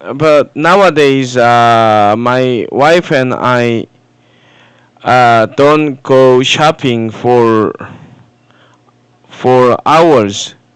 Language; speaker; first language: English; non-native, fluent; Korean